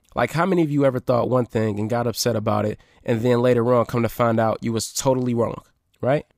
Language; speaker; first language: English; native; English